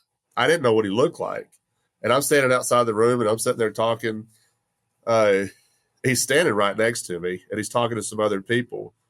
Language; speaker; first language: English; native; English